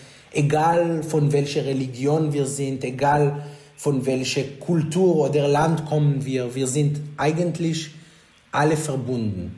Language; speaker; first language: German; non-native, fluent; Hebrew